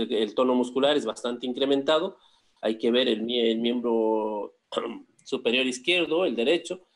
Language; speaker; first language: Spanish; native; Spanish